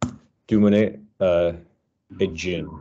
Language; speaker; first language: French; non-native, learner; English